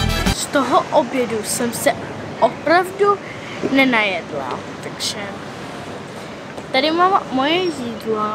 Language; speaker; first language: Czech; early bilingual, heritage; Czech